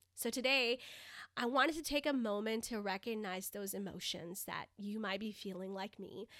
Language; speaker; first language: English; early bilingual, other home language; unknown